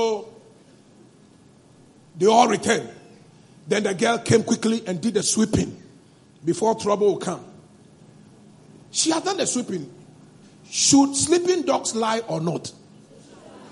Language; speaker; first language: English; non-native, local second language; Ewe